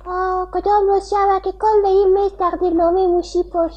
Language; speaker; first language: Persian; native; Persian